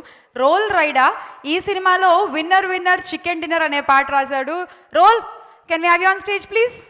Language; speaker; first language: Telugu; native; Telugu